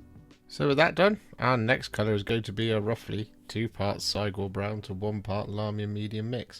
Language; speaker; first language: English; native; English